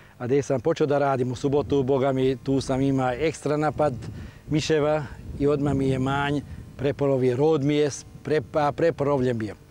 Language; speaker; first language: Croatian; non-native, local second language; Hungarian